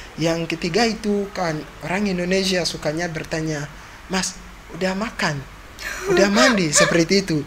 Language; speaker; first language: Indonesian; non-native, fluent; Ganda